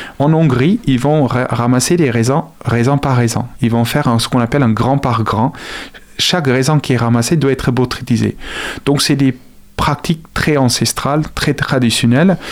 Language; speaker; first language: French; non-native, fluent; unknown